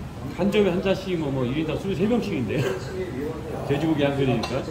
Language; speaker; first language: Korean; native; Korean